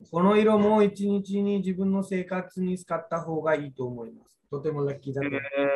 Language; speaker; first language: Japanese; non-native, fluent; Hindi